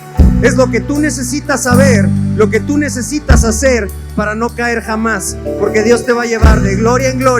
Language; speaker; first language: Spanish; native; Spanish